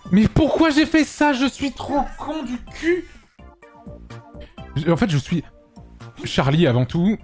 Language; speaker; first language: French; native; French